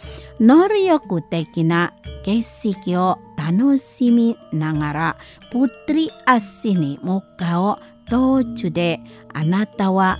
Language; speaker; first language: Japanese; non-native, learner; Indonesian